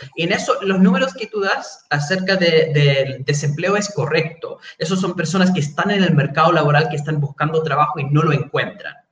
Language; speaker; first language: Spanish; non-native, fluent; English